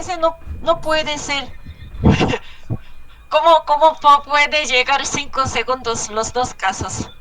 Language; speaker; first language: Spanish; non-native, learner; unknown